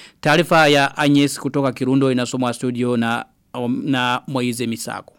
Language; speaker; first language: Swahili; non-native, local second language; Rundi